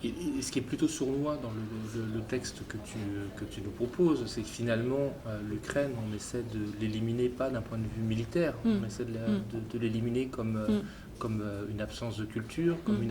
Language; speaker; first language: French; native; French